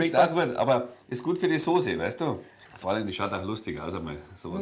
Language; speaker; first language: German; native; German